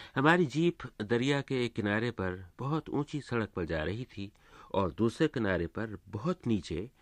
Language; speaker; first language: Urdu; native; Urdu